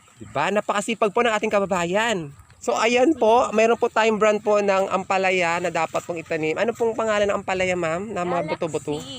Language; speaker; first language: Filipino; native; Filipino